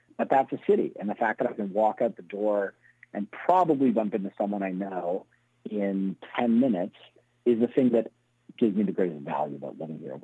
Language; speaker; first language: English; native; English